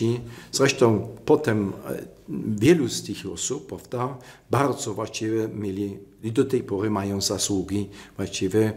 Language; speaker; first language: Polish; non-native, fluent; German